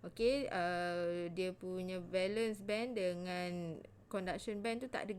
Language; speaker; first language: Malay; native; Malay